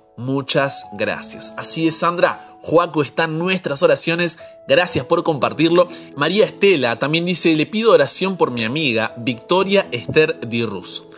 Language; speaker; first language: Spanish; native; Spanish